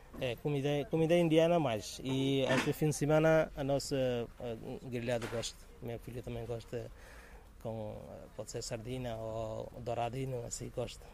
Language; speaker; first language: Portuguese; non-native, learner; Bangla